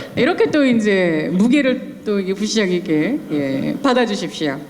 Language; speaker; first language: Korean; native; Korean